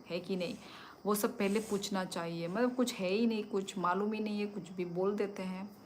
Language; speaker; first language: Hindi; non-native, local second language; Kok Borok